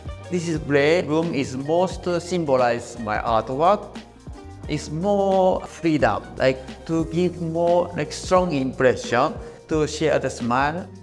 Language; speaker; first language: English; non-native, learner; Japanese